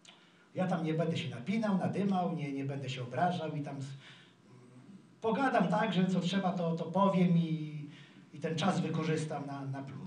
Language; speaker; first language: Polish; native; Polish